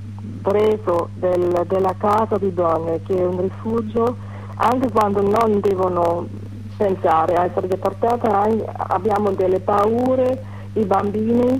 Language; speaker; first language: Italian; non-native, fluent; German